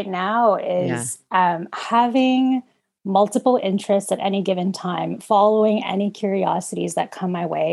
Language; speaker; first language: English; native; English